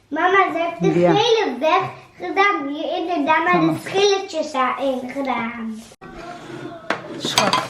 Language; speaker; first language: Dutch; early bilingual, other home language; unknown